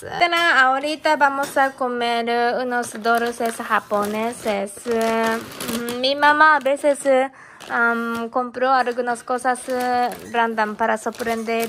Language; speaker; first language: Spanish; non-native, learner; Japanese